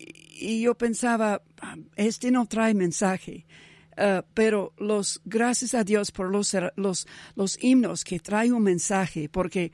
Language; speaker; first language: Spanish; non-native, fluent; English